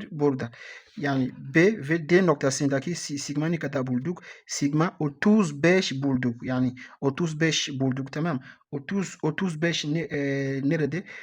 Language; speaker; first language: Turkish; non-native, learner; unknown